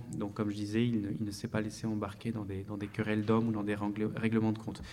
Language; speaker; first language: French; native; French